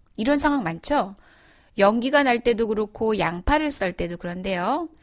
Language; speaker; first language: Korean; native; Korean